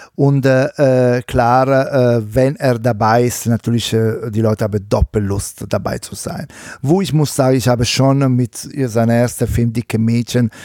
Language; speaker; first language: German; non-native, fluent; Italian